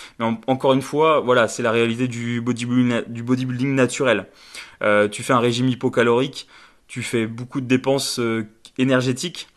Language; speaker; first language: French; native; French